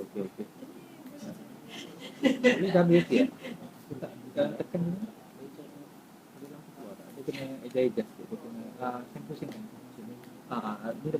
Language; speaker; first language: Malay; native; Malay